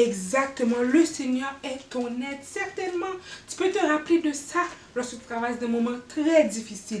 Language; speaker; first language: French; native; French